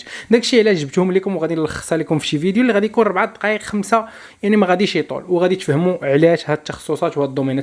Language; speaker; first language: Arabic; native; Arabic